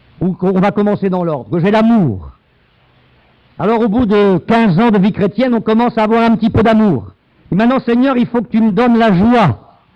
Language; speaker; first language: French; native; French